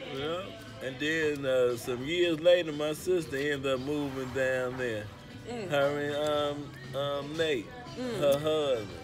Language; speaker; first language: English; native; English